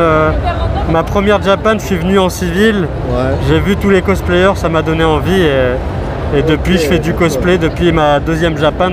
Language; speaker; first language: French; native; French